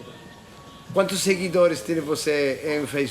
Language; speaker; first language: Portuguese; non-native, learner; Spanish